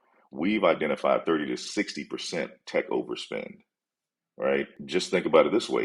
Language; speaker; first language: English; native; English